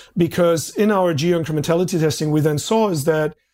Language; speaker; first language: English; non-native, fluent; German